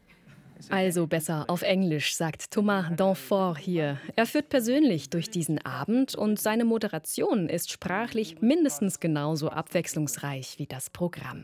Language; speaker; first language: German; native; German